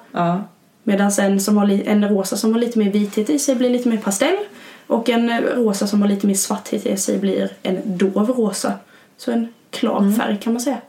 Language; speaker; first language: Swedish; native; Swedish